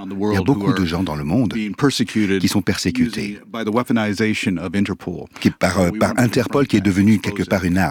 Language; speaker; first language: French; native; French